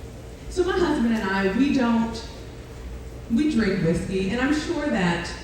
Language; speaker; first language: English; native; English